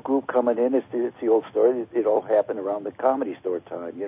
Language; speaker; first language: English; native; English